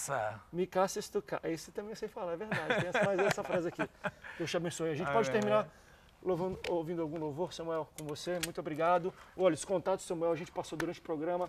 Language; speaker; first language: Portuguese; native; Portuguese